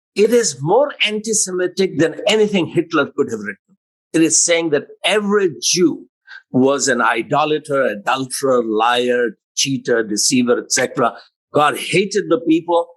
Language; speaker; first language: English; non-native, local second language; Hindi